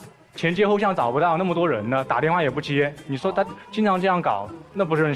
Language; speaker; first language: Chinese; native; Chinese